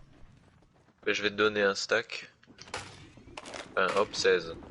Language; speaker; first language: French; native; French